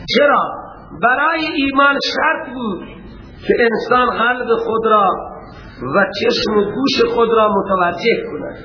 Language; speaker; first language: Persian; non-native, local second language; Baluchi